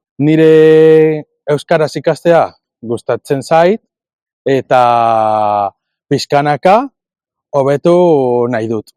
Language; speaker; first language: Basque; non-native, learner; Spanish